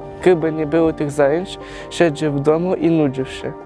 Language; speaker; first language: Polish; early bilingual, other home language; Ukrainian